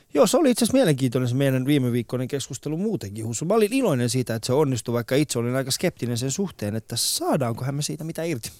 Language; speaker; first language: Finnish; non-native, fluent; Persian